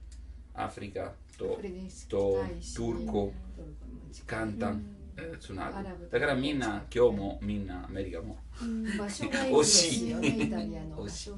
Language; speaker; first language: Japanese; non-native, learner; Italian